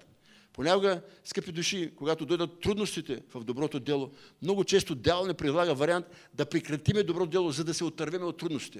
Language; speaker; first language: Bulgarian; native; Bulgarian